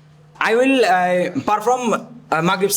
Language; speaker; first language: English; non-native, learner; Bangla